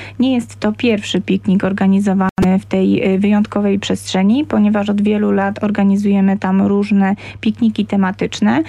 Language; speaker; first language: Polish; native; Polish